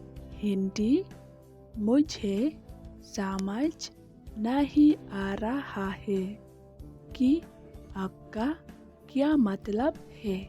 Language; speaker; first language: Hindi; non-native, local second language; Khasi